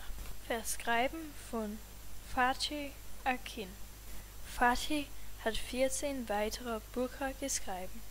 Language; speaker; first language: German; non-native, learner; Danish